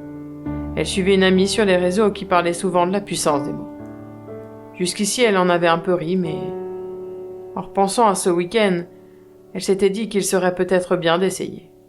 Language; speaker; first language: French; native; French